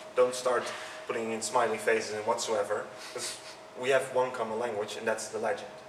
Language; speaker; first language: English; non-native, fluent; Dutch